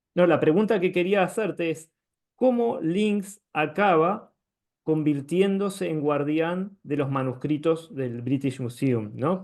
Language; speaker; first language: Spanish; native; Spanish